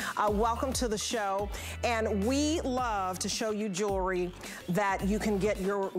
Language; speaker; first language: English; native; English